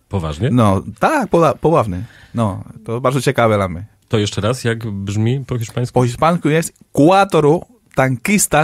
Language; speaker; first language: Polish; non-native, learner; Spanish